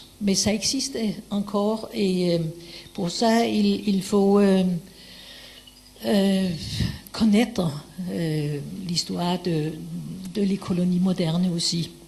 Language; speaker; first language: French; non-native, fluent; Danish